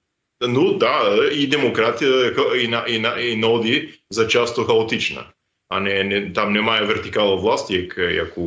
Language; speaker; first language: Ukrainian; non-native, fluent; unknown